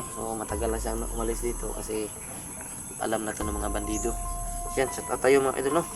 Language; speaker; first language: Filipino; non-native, local second language; Cebuano